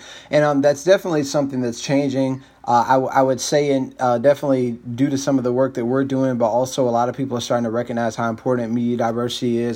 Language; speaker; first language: English; native; English